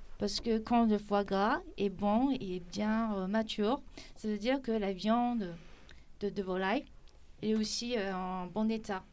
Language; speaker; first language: French; non-native, fluent; Chinese